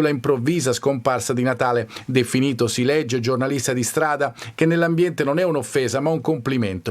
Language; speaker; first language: Italian; native; Italian